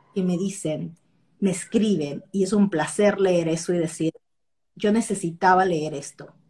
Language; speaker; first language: Spanish; native; Spanish